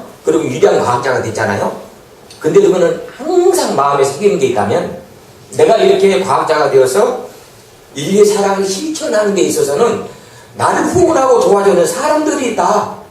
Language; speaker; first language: Korean; native; Korean